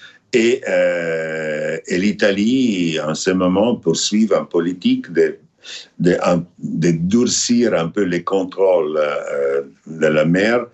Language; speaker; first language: French; non-native, fluent; Italian